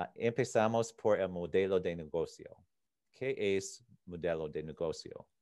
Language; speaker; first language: Spanish; non-native, learner; English